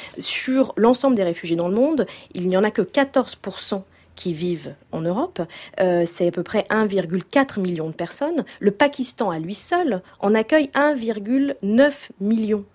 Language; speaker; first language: French; native; French